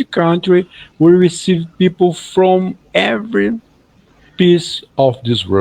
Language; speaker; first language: English; non-native, fluent; Portuguese